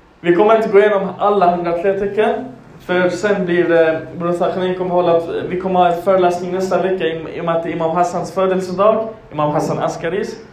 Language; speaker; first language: Swedish; non-native, fluent; Arabic